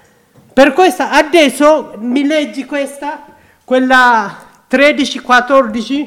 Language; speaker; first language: Italian; non-native, learner; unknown